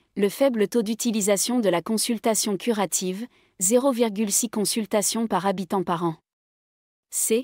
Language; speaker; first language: French; non-native, local second language; Arabic